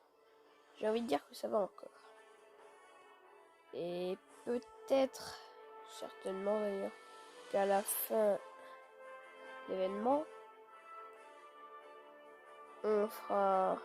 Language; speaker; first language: French; native; French